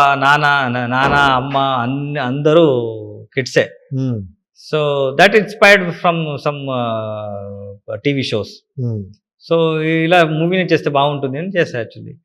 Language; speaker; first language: Telugu; non-native, learner; Kannada